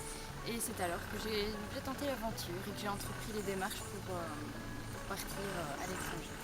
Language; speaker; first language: French; native; French